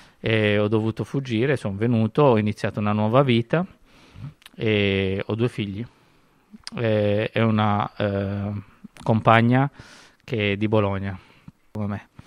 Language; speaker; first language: Italian; non-native, fluent; Tigrinya